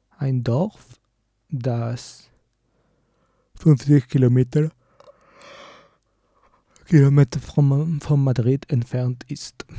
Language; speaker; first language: German; non-native, learner; Spanish